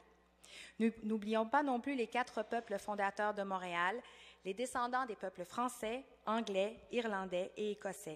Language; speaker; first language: French; native; French